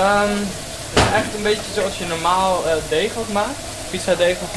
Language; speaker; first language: Dutch; native; Dutch